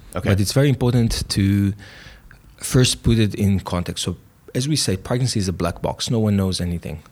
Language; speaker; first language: English; non-native, fluent; Hebrew